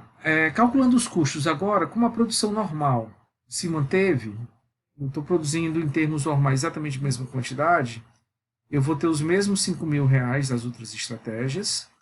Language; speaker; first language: Portuguese; native; Portuguese